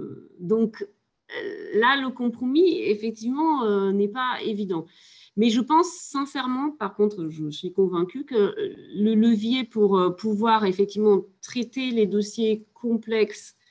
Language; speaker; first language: French; native; French